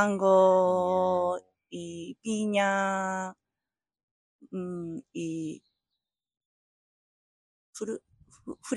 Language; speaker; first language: Spanish; non-native, learner; Japanese